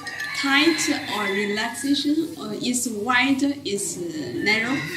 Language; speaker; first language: English; non-native, learner; Chinese